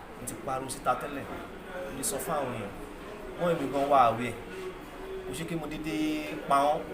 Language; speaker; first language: Yoruba; non-native, local second language; Igbo